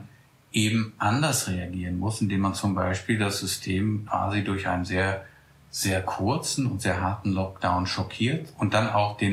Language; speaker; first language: German; native; German